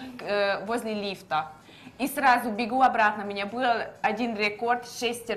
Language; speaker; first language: Russian; non-native, learner; Hungarian